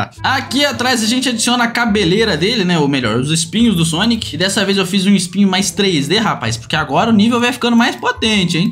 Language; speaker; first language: Portuguese; native; Portuguese